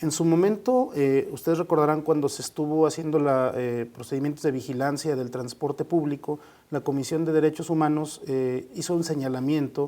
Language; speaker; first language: Spanish; native; Spanish